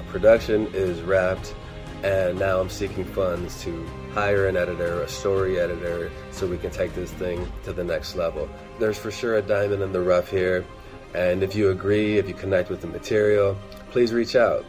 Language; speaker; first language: English; early bilingual, other home language; Spanish